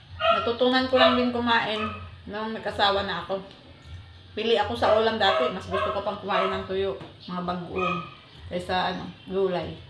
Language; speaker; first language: Filipino; non-native, local second language; Cebuano